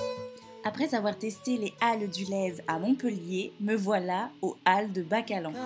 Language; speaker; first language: French; native; French